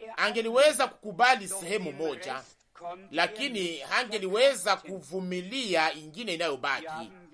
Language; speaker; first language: Swahili; native; Swahili